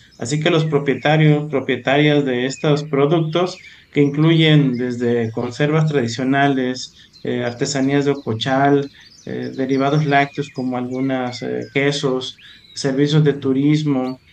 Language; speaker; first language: Spanish; native; Spanish